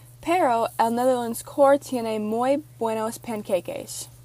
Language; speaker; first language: Spanish; non-native, learner; English